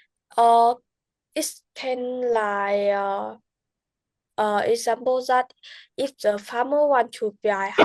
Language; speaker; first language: English; non-native, learner; Vietnamese